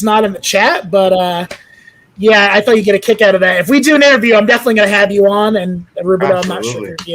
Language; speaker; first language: English; native; English